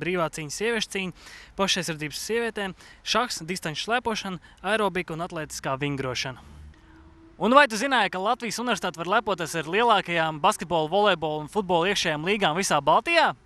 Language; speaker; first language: Latvian; native; Latvian